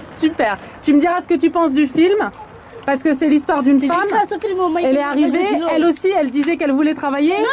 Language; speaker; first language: French; native; French